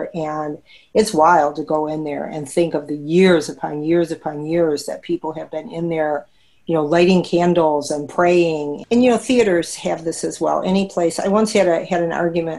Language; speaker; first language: English; native; English